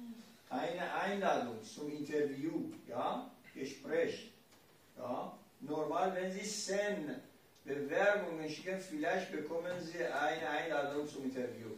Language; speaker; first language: German; non-native, learner; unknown